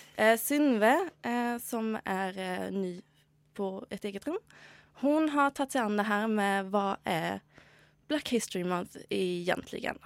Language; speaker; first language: Swedish; native; Swedish